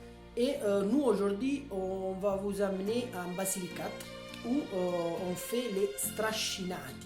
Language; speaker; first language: French; non-native, fluent; Italian